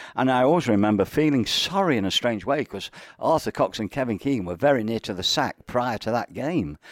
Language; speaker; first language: English; native; English